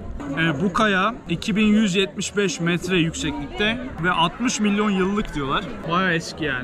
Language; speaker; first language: Turkish; native; Turkish